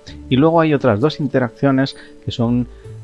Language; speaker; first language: Spanish; native; Spanish